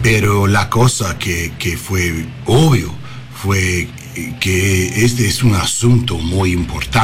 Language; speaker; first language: Spanish; non-native, learner; English